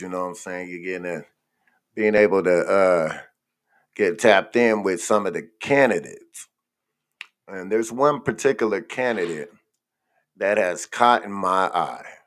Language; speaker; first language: English; native; English